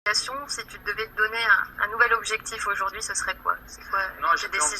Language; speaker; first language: French; native; French